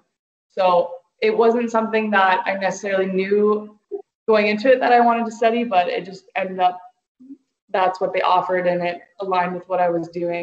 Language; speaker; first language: English; native; English